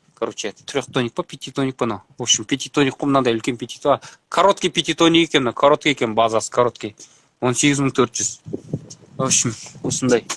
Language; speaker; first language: Russian; non-native, local second language; Kazakh